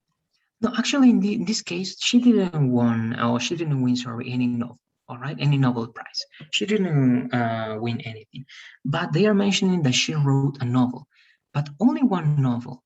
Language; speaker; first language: English; non-native, fluent; Spanish